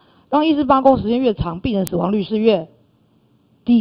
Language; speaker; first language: Chinese; native; Chinese